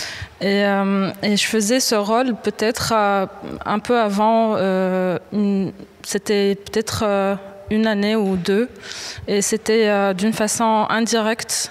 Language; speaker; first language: French; non-native, local second language; Arabic